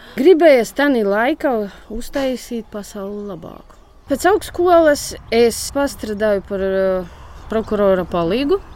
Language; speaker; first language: Latvian; non-native, local second language; Russian